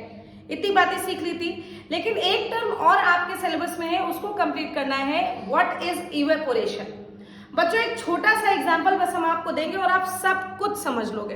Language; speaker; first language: Hindi; native; Hindi